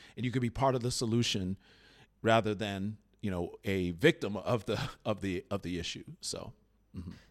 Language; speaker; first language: English; native; English